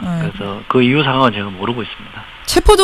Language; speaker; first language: Korean; native; Korean